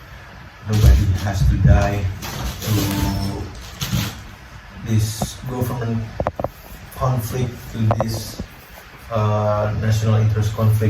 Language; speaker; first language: English; non-native, learner; Indonesian